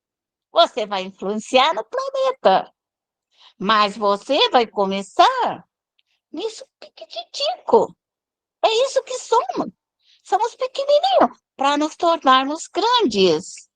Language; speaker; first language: Portuguese; native; Portuguese